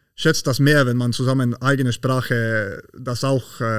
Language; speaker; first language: German; non-native, fluent; Slovak